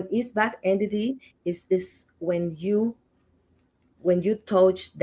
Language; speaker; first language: English; non-native, learner; Spanish